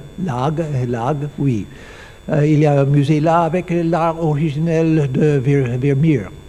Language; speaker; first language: French; non-native, learner; English